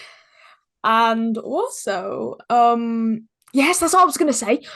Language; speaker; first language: English; native; English